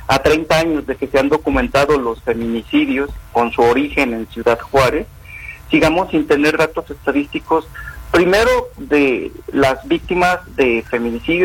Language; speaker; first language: Spanish; native; Spanish